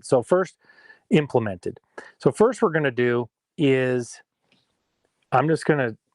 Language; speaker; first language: English; native; English